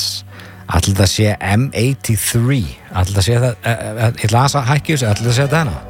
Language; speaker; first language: Icelandic; native; Icelandic